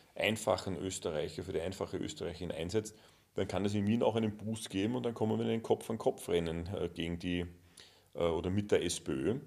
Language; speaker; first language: German; native; German